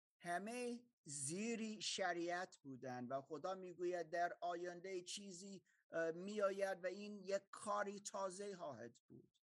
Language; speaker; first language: Persian; non-native, fluent; German